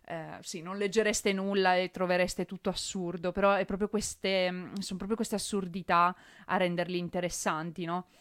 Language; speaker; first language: Italian; native; Italian